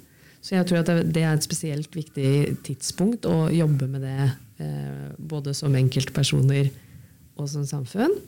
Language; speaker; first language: Norwegian; native; Norwegian